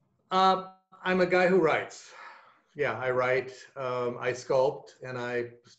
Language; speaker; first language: English; native; English